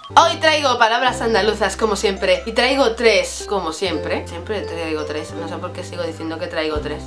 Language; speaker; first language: Spanish; native; Spanish